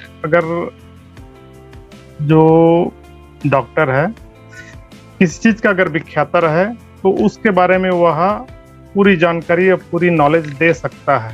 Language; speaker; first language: Hindi; native; Hindi